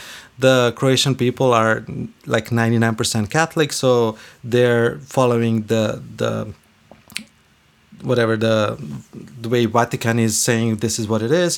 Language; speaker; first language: English; non-native, fluent; Bosnian